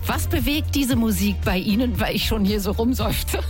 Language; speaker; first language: German; native; German